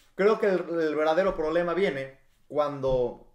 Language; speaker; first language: Spanish; native; Spanish